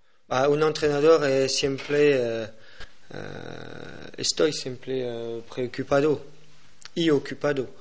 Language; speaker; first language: Spanish; non-native, learner; French